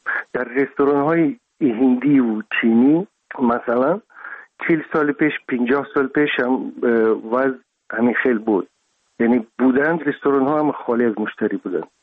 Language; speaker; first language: Persian; non-native, local second language; Russian